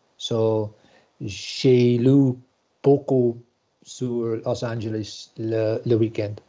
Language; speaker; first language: French; non-native, learner; English